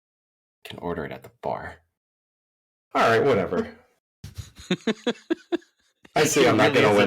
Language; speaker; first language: English; native; English